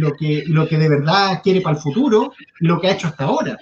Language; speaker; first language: Spanish; native; Spanish